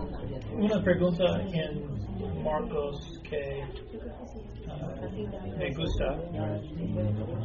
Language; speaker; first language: Spanish; non-native, learner; English